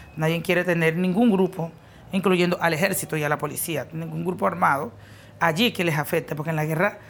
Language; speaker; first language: Spanish; native; Spanish